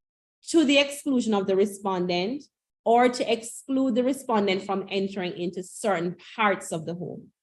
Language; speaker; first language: English; native; English